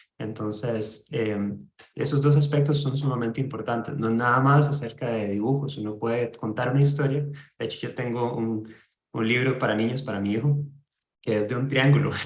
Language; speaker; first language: Spanish; native; Spanish